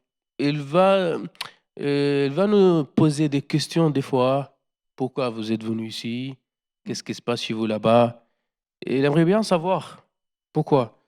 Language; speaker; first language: French; non-native, learner; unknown